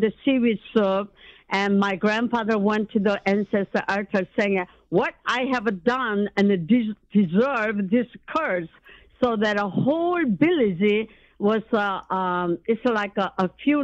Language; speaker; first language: English; non-native, learner; Korean